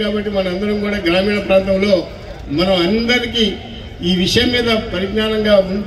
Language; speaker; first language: Telugu; native; Telugu